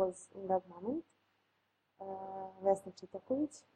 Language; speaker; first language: English; non-native, fluent; Serbian